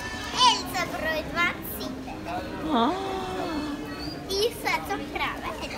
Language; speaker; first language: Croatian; early bilingual, heritage; Croatian